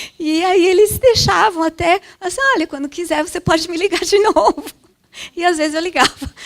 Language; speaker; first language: Portuguese; early bilingual, other home language; Japanese